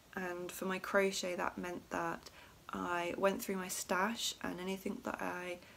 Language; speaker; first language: English; native; English